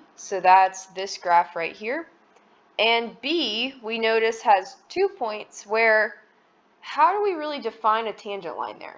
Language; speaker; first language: English; native; English